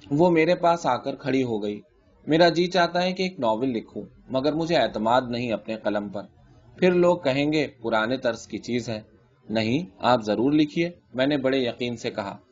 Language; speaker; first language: Urdu; native; Urdu